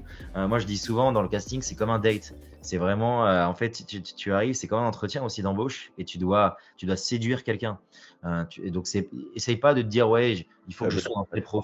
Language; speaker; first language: French; native; French